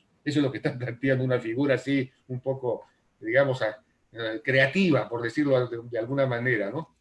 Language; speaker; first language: Spanish; native; Spanish